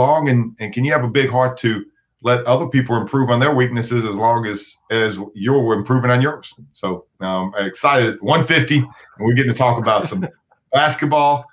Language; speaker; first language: English; native; English